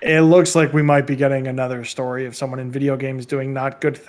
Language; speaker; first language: English; native; English